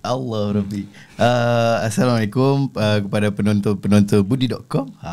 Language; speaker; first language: Malay; native; Malay